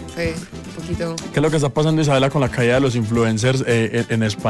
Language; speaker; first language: Spanish; native; Spanish